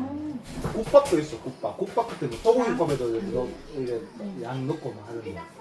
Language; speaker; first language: Korean; native; Korean